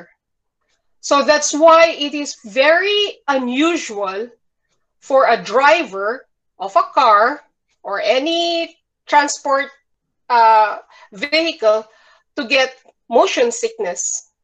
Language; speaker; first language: English; non-native, local second language; Cebuano